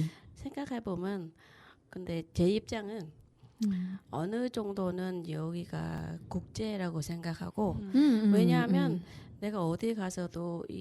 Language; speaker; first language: Korean; non-native, learner; Vietnamese